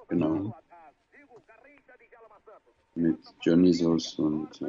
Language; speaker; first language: German; non-native, fluent; French